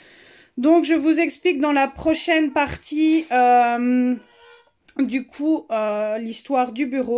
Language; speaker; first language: French; native; French